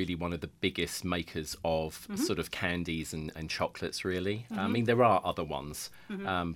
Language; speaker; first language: English; native; English